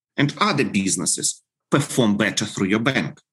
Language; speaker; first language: English; non-native, fluent; Ukrainian